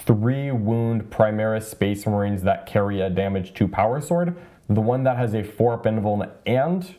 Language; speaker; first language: English; native; English